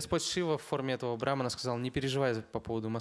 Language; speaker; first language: Russian; native; Russian